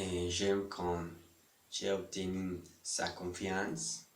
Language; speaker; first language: French; non-native, learner; Spanish